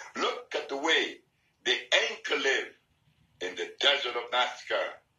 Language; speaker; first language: English; non-native, fluent; Spanish